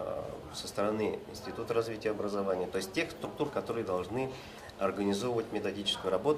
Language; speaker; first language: Russian; native; Russian